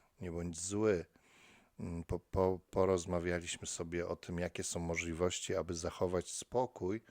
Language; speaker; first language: Polish; native; Polish